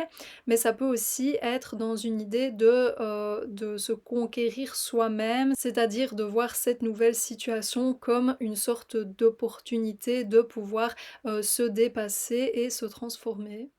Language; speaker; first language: French; native; French